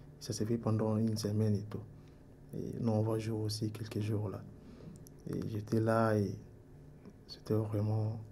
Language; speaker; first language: French; non-native, local second language; Lingala